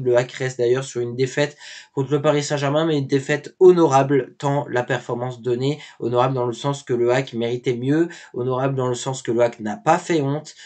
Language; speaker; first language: French; native; French